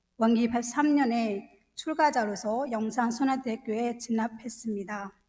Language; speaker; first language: Korean; non-native, fluent; Burmese